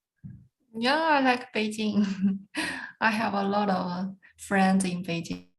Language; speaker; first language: English; non-native, learner; Chinese